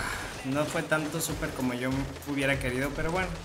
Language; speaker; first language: Spanish; native; Spanish